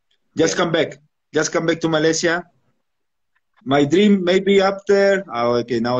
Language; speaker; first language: English; non-native, learner; Spanish